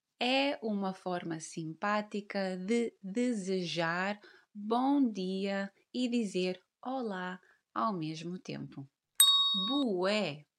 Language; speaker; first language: Portuguese; native; Portuguese